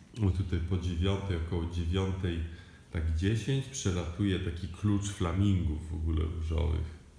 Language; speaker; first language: Polish; native; Polish